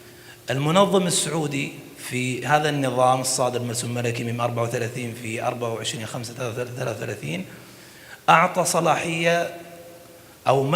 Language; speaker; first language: Arabic; native; Arabic